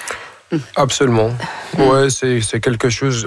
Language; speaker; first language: French; non-native, fluent; Arabic